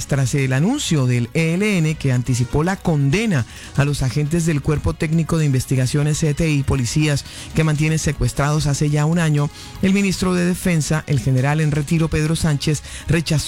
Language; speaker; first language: Spanish; native; Spanish